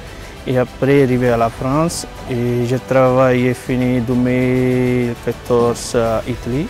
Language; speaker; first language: French; non-native, learner; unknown